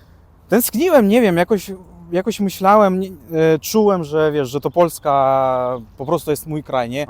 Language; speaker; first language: Polish; early bilingual, other home language; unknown